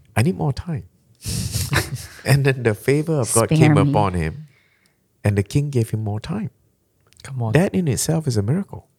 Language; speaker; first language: English; non-native, local second language; Malay